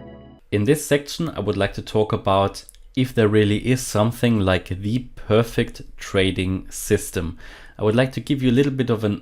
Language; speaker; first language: English; non-native, fluent; German